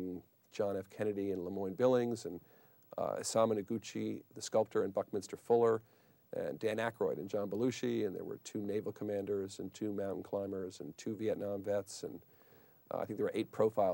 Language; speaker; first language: English; native; English